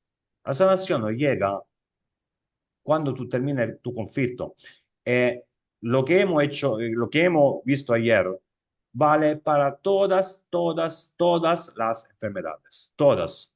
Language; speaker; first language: Spanish; non-native, fluent; Italian